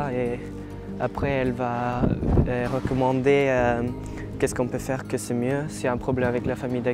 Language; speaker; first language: French; non-native, fluent; Norwegian